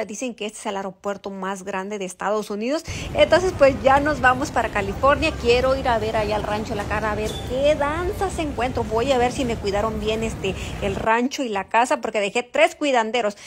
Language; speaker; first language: Spanish; native; Spanish